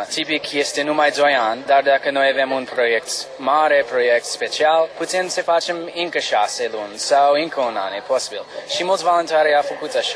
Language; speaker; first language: Romanian; non-native, learner; English